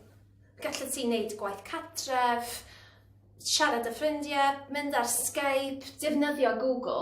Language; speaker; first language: Welsh; non-native, learner; English